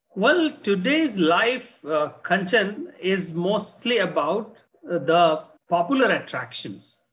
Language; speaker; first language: English; non-native, local second language; Hindi